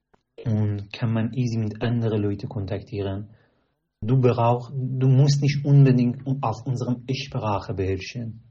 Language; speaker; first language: German; non-native, learner; Persian